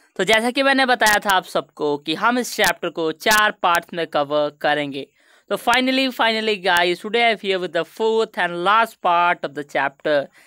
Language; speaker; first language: Hindi; native; Hindi